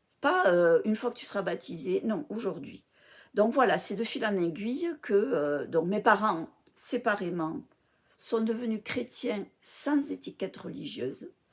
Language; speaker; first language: French; early bilingual, other home language; English